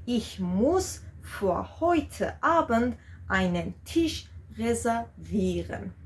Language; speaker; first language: German; non-native, fluent; Georgian